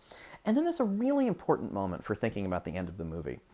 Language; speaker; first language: English; native; English